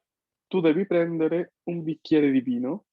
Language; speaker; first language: Italian; non-native, fluent; Spanish